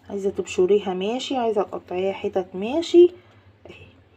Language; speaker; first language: Arabic; native; Arabic